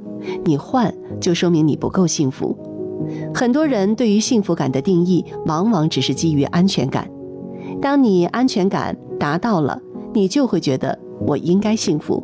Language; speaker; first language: Chinese; native; Chinese